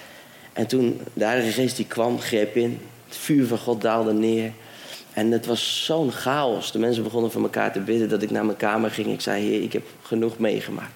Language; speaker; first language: Dutch; native; Dutch